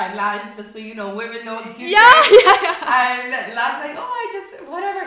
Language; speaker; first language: English; native; English